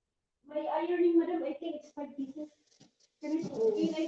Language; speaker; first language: English; non-native, learner; Filipino